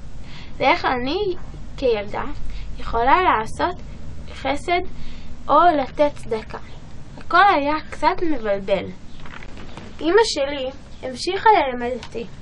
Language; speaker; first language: Hebrew; early bilingual, other home language; English